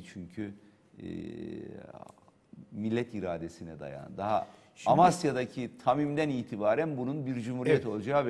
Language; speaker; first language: Turkish; native; Turkish